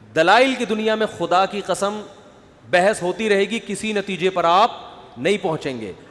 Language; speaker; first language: Urdu; native; Urdu